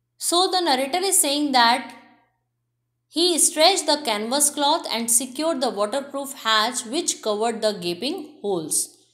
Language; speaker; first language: English; non-native, local second language; Hindi